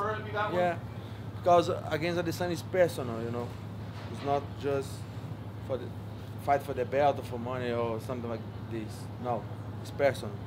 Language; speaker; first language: English; non-native, learner; Portuguese